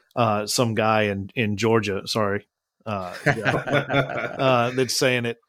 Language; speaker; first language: English; native; English